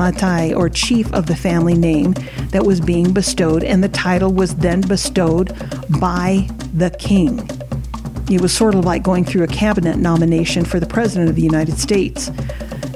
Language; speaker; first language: English; early bilingual, other home language; Samoan